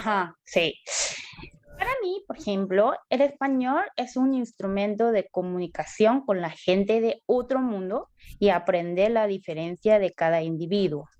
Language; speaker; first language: Spanish; non-native, learner; Korean